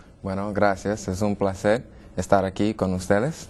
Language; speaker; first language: Spanish; non-native, learner; English